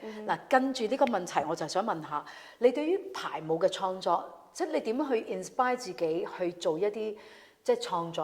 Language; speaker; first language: Cantonese; native; Cantonese